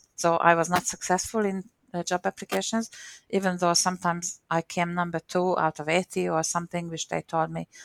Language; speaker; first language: English; non-native, fluent; Hungarian